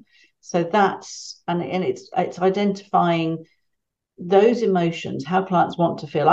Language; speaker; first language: English; native; English